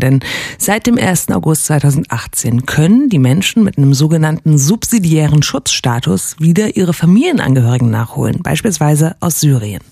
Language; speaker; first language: German; native; German